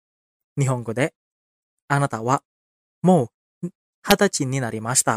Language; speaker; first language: Japanese; non-native, fluent; Indonesian